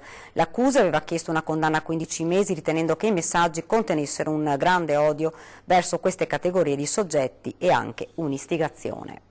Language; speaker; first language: Italian; native; Italian